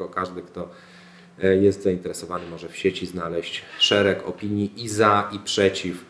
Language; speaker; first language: Polish; native; Polish